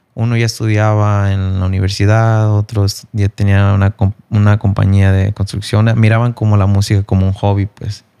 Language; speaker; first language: Spanish; early bilingual, heritage; Spanish